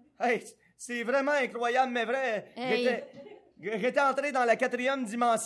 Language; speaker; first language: French; native; French